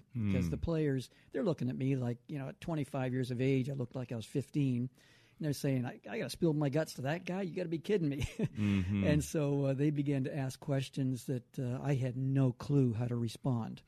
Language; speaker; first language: English; native; English